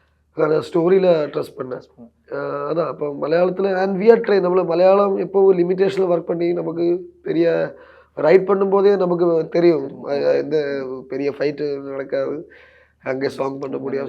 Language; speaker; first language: Tamil; non-native, learner; Malayalam